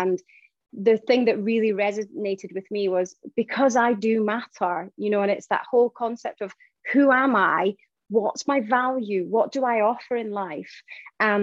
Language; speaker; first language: English; native; English